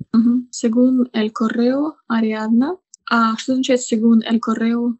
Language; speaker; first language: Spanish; non-native, learner; Russian